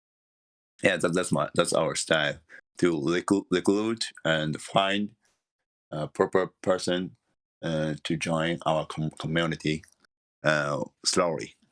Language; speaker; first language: English; non-native, learner; Japanese